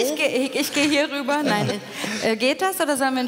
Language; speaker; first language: German; native; German